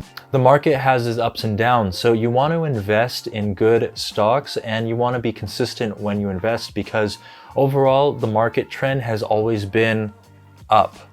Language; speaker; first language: English; native; English